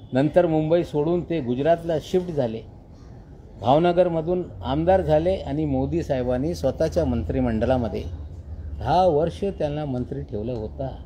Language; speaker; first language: Hindi; native; Hindi